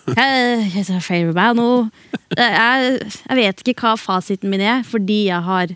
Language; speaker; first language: Norwegian; native; Norwegian